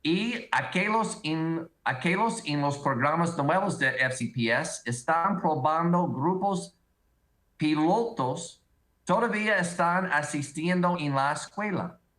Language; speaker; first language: Spanish; non-native, learner; English